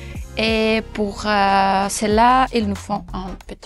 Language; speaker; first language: French; non-native, local second language; Dutch